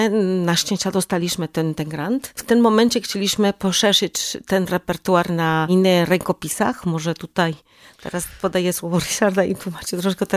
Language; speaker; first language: Polish; non-native, learner; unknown